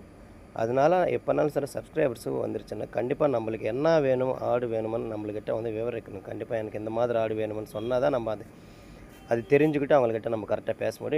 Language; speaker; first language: Tamil; native; Tamil